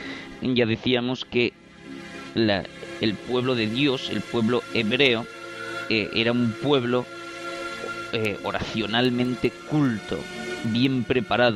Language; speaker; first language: Spanish; native; Spanish